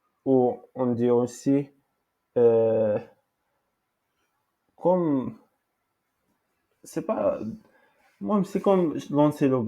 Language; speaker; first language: French; non-native, local second language; Arabic